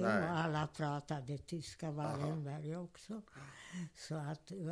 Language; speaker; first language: Swedish; non-native, fluent; Hungarian